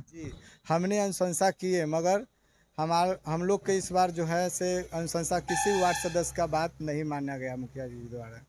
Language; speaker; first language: Hindi; native; Hindi